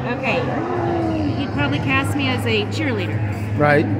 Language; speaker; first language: English; native; English